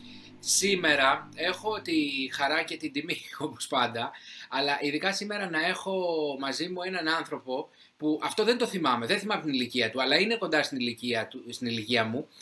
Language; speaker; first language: Greek; native; Greek